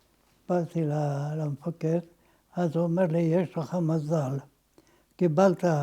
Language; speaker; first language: Hebrew; non-native, fluent; Ladino